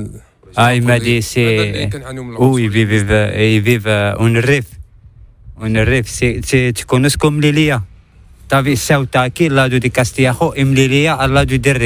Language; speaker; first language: Spanish; non-native, learner; Arabic